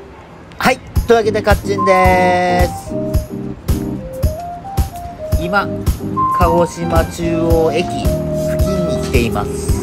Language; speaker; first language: Japanese; native; Japanese